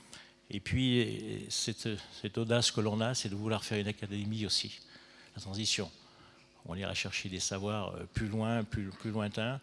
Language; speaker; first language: French; native; French